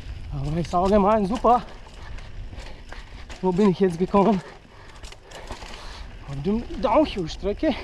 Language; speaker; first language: German; non-native, fluent; Polish